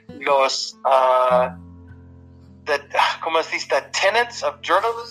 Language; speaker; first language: Spanish; early bilingual, heritage; Spanish